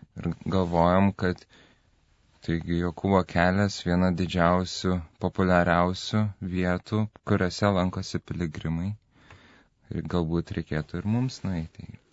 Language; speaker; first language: Lithuanian; native; Lithuanian